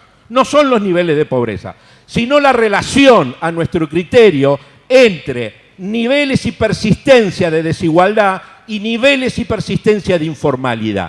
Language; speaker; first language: Spanish; native; Spanish